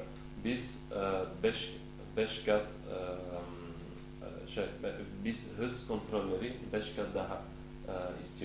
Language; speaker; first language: Turkish; non-native, learner; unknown